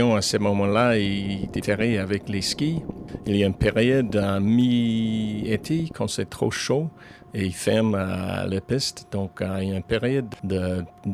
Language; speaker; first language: French; non-native, fluent; English